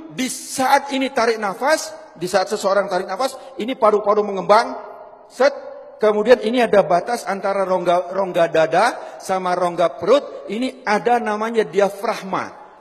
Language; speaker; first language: Indonesian; native; Indonesian